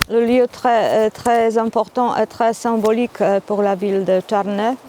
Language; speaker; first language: French; non-native, fluent; Polish